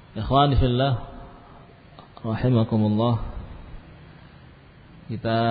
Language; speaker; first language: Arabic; non-native, fluent; Indonesian